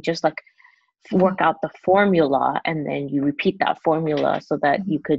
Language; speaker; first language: English; non-native, local second language; Cantonese